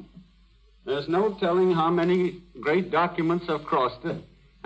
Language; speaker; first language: English; native; English